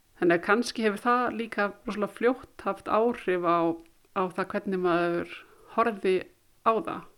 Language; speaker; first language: Icelandic; native; Icelandic